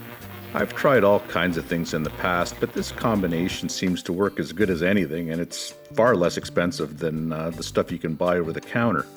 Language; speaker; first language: English; native; English